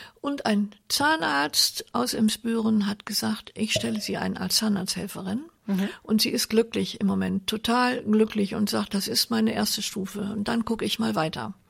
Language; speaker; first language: German; native; German